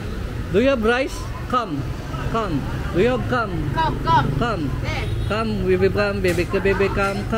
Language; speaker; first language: English; non-native, local second language; Cebuano